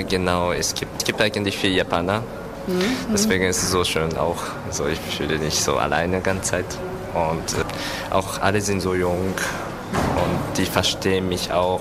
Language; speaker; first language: German; non-native, learner; Japanese